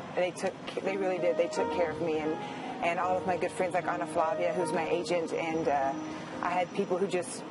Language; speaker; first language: English; native; English